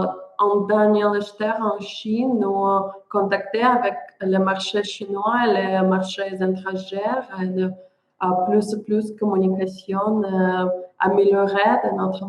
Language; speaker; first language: French; non-native, learner; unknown